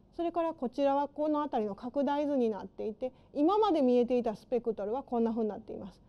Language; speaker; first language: Japanese; native; Japanese